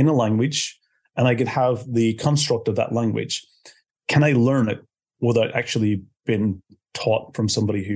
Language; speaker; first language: English; native; English